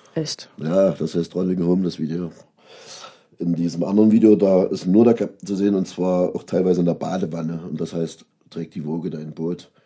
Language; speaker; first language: German; native; German